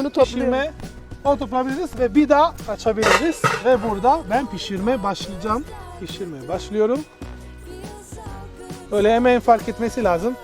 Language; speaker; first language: Turkish; non-native, learner; Italian